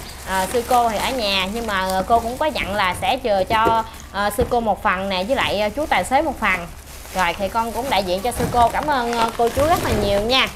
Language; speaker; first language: Vietnamese; native; Vietnamese